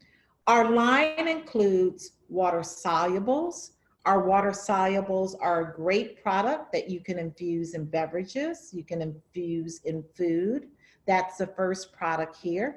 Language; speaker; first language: English; native; English